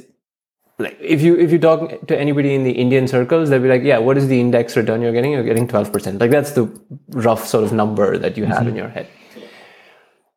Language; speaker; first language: English; non-native, local second language; Hindi